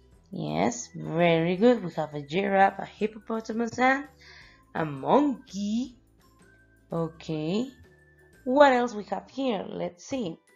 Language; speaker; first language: English; non-native, fluent; Spanish